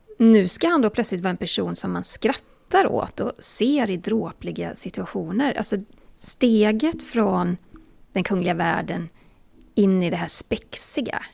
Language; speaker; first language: Swedish; native; Swedish